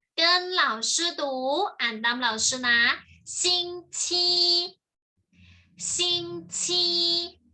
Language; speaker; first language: Chinese; non-native, fluent; Thai